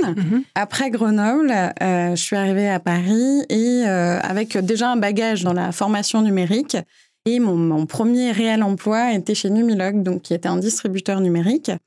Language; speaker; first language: French; native; French